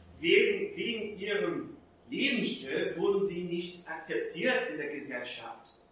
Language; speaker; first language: German; non-native, fluent; Portuguese